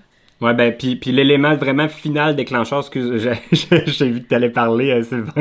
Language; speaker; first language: French; native; French